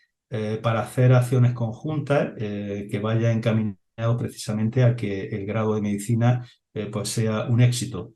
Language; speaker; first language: Spanish; native; Spanish